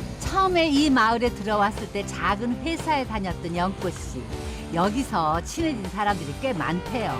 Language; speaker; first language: Korean; native; Korean